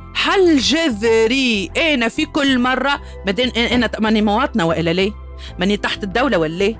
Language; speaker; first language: Arabic; native; Arabic